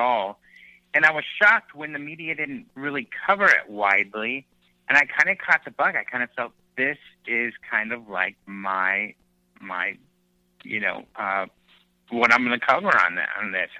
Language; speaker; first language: English; native; English